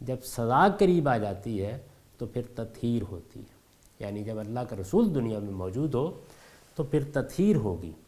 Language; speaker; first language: Urdu; native; Urdu